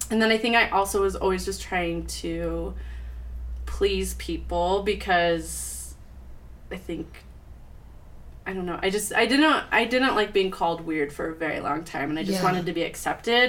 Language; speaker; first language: English; native; English